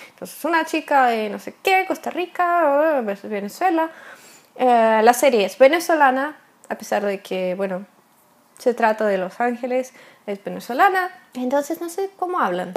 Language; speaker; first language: Spanish; non-native, fluent; Russian